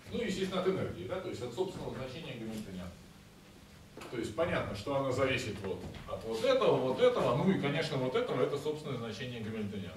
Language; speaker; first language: Russian; native; Russian